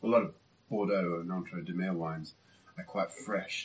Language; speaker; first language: English; native; English